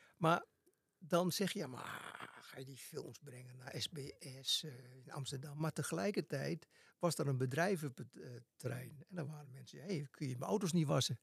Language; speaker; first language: Dutch; native; Dutch